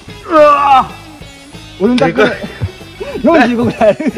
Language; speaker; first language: Japanese; native; Japanese